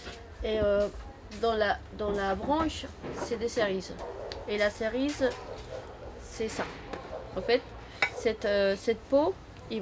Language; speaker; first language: French; non-native, fluent; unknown